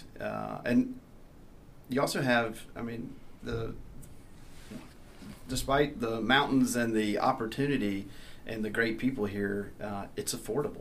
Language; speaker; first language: English; native; English